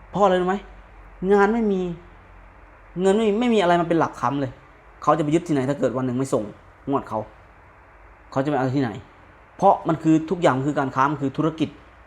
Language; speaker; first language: Thai; native; Thai